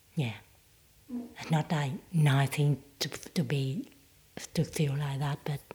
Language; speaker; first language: English; non-native, learner; Vietnamese